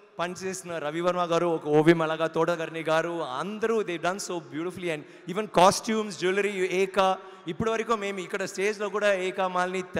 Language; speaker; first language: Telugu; non-native, learner; Tamil